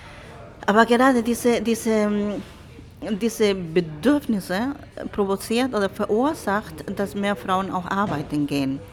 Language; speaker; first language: German; non-native, fluent; Spanish